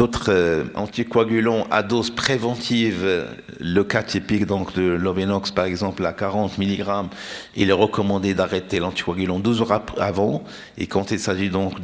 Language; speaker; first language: French; non-native, local second language; Arabic